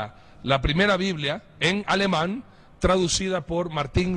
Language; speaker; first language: Spanish; native; Spanish